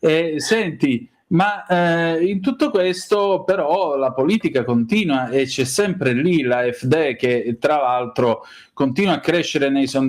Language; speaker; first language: Italian; native; Italian